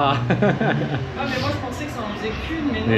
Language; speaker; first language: French; native; French